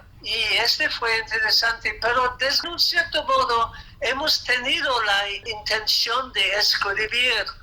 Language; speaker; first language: Spanish; non-native, fluent; English